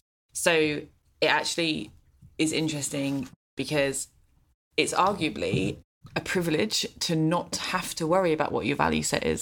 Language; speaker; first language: English; native; English